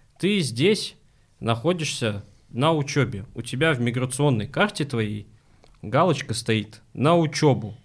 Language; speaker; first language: Russian; non-native, local second language; Uzbek